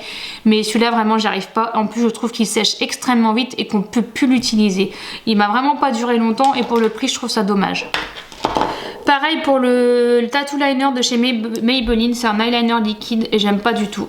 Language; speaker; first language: French; native; French